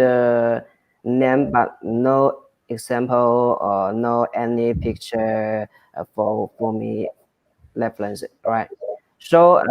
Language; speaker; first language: English; non-native, learner; Chinese